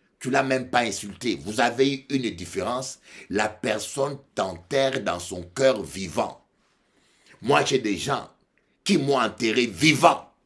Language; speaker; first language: French; non-native, local second language; Lingala